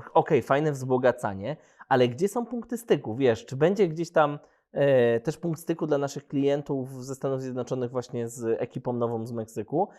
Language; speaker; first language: Polish; native; Polish